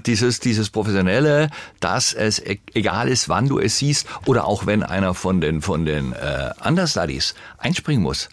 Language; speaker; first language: German; native; German